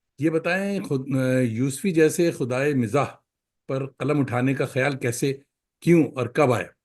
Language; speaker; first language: Urdu; native; Urdu